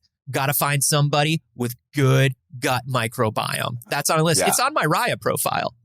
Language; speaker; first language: English; native; English